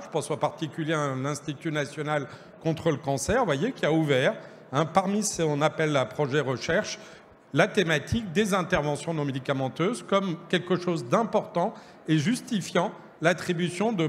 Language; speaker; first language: French; native; French